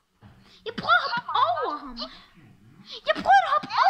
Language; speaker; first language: Danish; early bilingual, other home language; Arabic